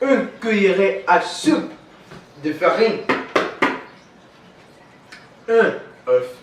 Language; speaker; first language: French; non-native, learner; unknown